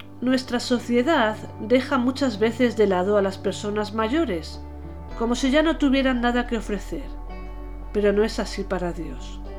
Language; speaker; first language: Spanish; native; Spanish